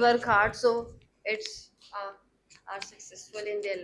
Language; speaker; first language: English; non-native, learner; Hindi